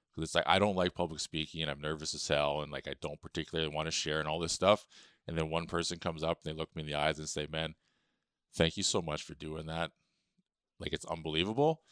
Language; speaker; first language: English; native; English